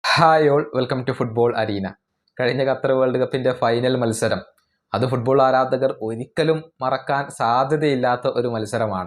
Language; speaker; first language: Malayalam; native; Malayalam